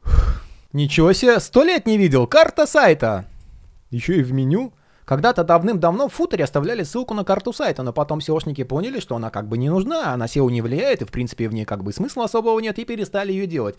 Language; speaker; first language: Russian; native; Russian